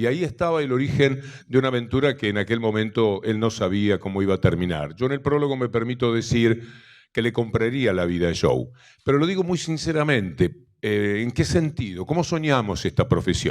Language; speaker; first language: Spanish; native; Spanish